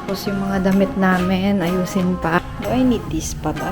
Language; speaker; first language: Filipino; native; Filipino